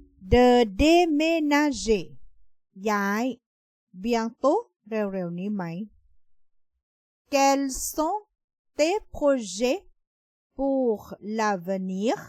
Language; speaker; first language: French; non-native, fluent; Thai